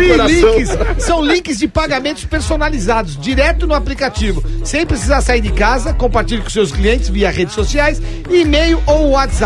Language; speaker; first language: Portuguese; native; Portuguese